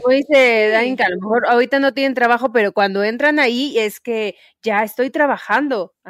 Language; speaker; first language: Spanish; native; Spanish